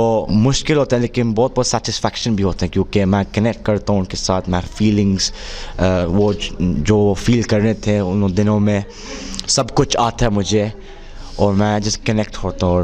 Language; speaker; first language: Hindi; early bilingual, heritage; Hindi